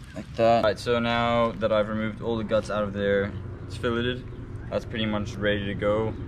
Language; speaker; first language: English; non-native, fluent; Indonesian